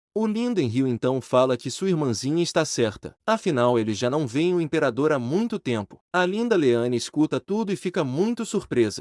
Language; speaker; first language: Portuguese; native; Portuguese